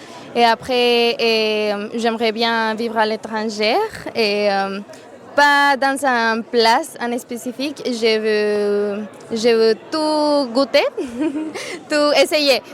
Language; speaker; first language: French; non-native, fluent; Spanish